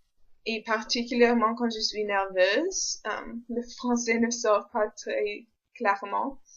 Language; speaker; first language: French; non-native, local second language; English